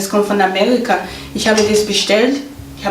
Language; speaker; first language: German; non-native, fluent; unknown